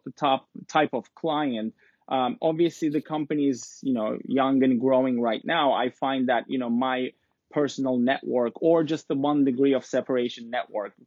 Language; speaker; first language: English; non-native, fluent; Turkish